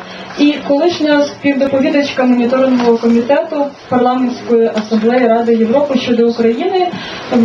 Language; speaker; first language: Ukrainian; native; Ukrainian